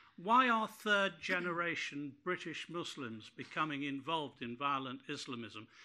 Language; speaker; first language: English; native; English